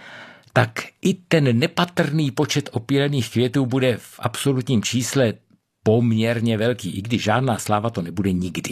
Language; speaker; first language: Czech; native; Czech